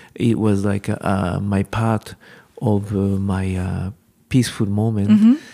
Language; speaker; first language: English; non-native, learner; Japanese